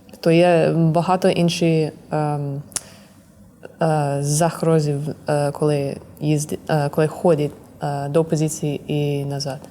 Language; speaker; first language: Ukrainian; non-native, learner; English